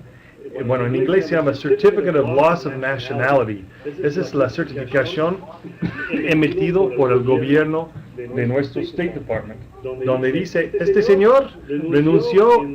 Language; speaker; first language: Spanish; non-native, fluent; English